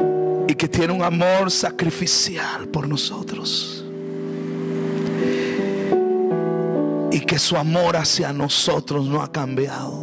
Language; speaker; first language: Spanish; native; Spanish